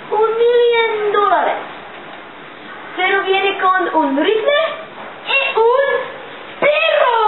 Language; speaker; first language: Spanish; non-native, learner; English